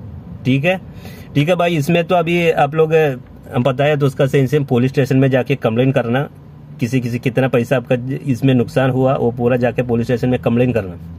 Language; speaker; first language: Hindi; non-native, local second language; Malayalam